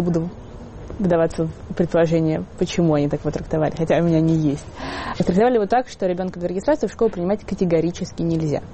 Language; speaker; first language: Russian; native; Russian